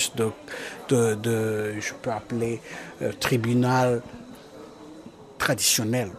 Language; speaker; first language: French; non-native, local second language; Kinyarwanda